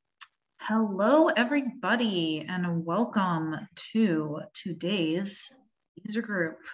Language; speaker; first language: English; native; English